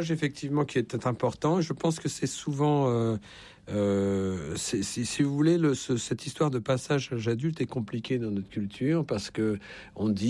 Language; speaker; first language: French; native; French